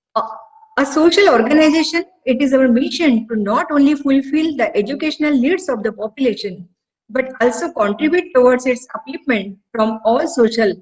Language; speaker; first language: English; non-native, local second language; Marathi